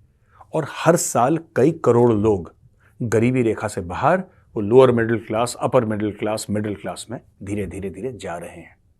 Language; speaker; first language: Hindi; native; Hindi